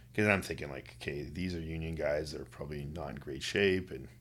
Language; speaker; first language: English; native; English